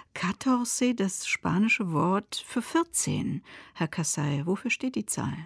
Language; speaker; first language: German; native; German